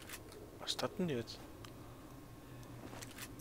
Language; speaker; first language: German; native; German